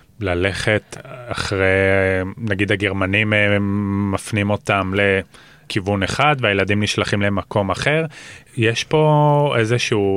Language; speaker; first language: Hebrew; native; Hebrew